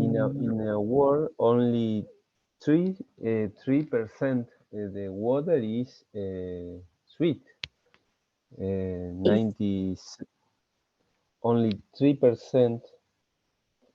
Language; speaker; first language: English; non-native, learner; Spanish